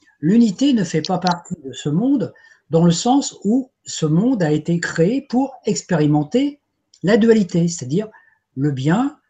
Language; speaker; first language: French; native; French